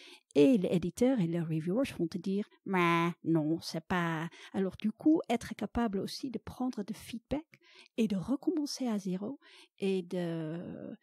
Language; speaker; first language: French; non-native, fluent; Dutch